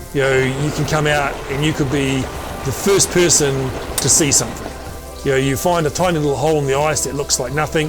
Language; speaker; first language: English; native; English